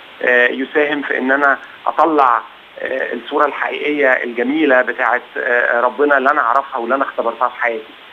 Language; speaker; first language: Arabic; native; Arabic